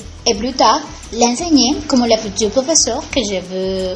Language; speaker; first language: French; non-native, learner; Spanish